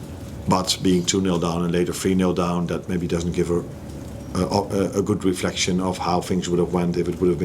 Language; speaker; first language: English; non-native, fluent; Dutch